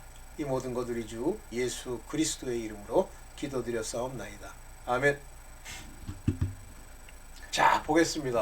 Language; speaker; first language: Korean; native; Korean